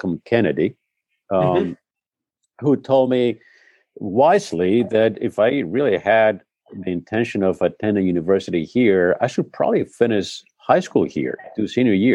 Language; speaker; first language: English; non-native, fluent; Spanish